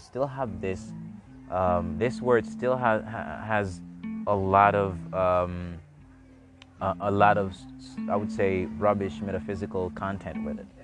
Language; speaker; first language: English; non-native, fluent; Haitian Creole